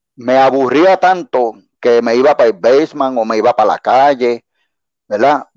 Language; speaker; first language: Spanish; native; Spanish